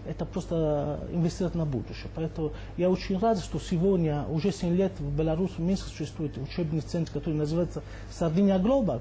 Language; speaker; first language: Russian; non-native, fluent; Italian